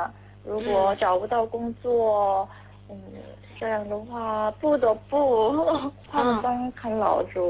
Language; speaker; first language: Chinese; non-native, learner; Korean